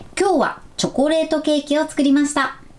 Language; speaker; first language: Japanese; native; Japanese